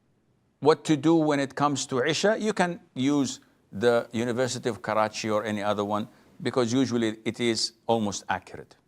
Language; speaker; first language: English; non-native, fluent; Arabic